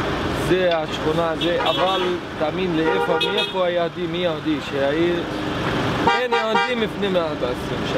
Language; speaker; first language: Hebrew; non-native, local second language; Arabic